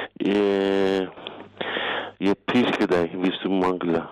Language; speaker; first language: Danish; non-native, learner; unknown